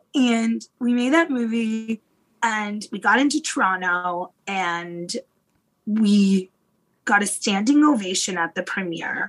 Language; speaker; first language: English; native; English